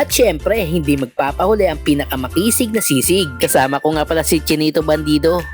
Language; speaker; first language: Filipino; native; Filipino